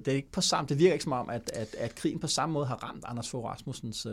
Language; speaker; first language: Danish; native; Danish